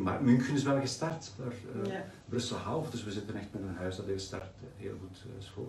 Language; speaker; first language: Dutch; native; Dutch